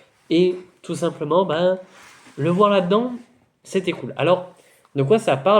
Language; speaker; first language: French; native; French